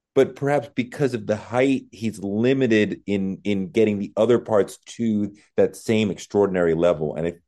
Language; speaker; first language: English; native; English